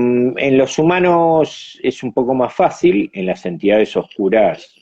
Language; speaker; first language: Spanish; native; Spanish